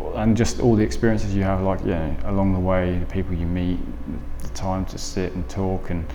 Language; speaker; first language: English; native; English